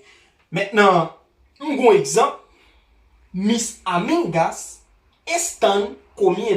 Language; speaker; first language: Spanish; non-native, fluent; Haitian Creole